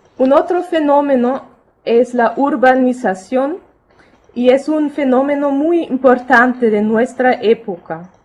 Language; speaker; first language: Spanish; non-native, fluent; German